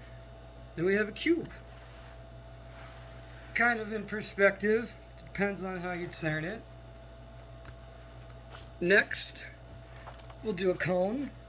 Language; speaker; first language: English; native; English